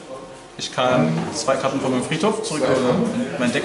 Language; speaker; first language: German; native; German